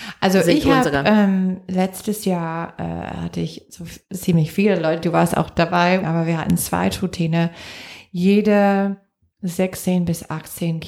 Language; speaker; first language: German; non-native, fluent; English